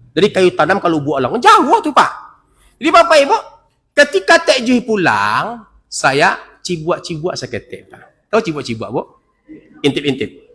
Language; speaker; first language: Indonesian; non-native, local second language; Minangkabau